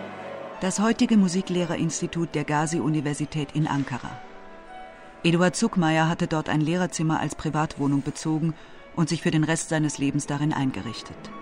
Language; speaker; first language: German; native; German